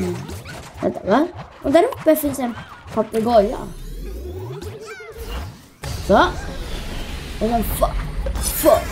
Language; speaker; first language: Swedish; early bilingual, other home language; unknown